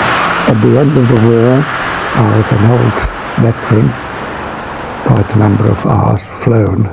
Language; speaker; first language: English; non-native, fluent; Czech